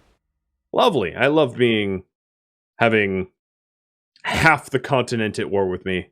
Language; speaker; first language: English; native; English